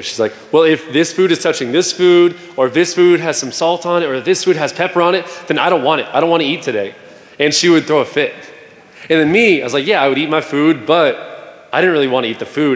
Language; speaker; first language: English; native; English